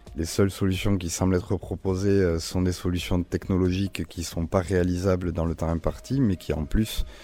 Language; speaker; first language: French; native; French